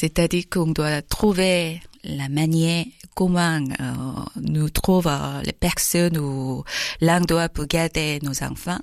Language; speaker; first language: French; non-native, learner; Korean